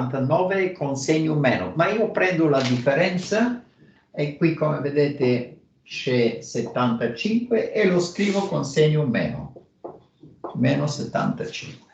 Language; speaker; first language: Italian; non-native, fluent; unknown